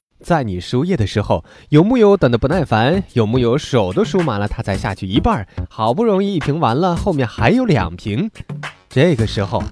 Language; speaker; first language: Chinese; native; Chinese